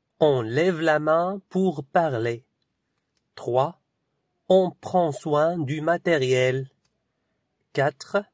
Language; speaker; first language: French; non-native, local second language; Arabic